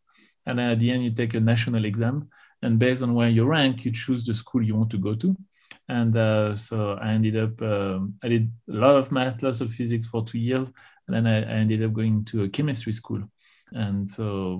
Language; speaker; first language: English; non-native, fluent; French